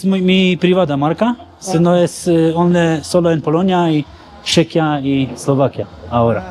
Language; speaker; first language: Spanish; non-native, learner; Polish